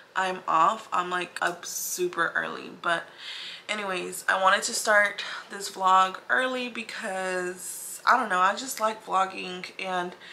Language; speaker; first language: English; early bilingual, other home language; Spanish